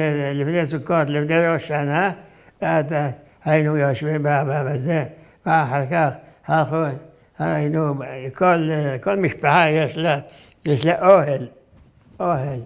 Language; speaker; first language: Hebrew; non-native, fluent; Arabic